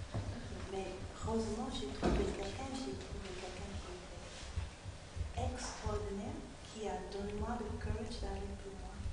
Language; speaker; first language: French; non-native, learner; English